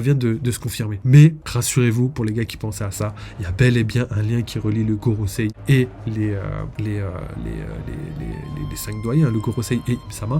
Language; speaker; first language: French; native; French